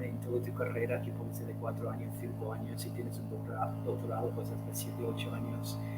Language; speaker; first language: Spanish; non-native, fluent; English